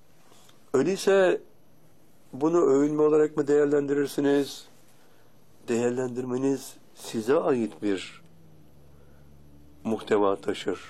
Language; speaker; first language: Turkish; native; Turkish